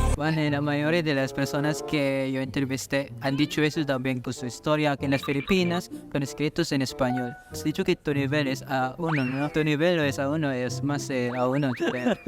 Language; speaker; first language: Spanish; non-native, fluent; Filipino